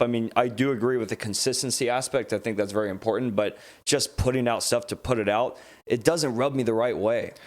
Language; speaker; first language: English; native; English